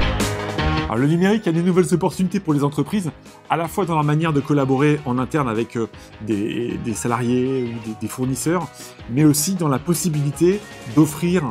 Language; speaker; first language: French; native; French